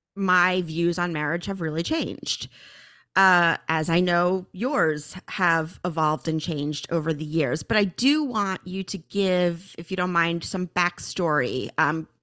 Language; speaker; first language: English; native; English